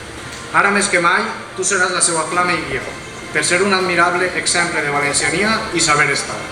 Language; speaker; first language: Catalan; native; Catalan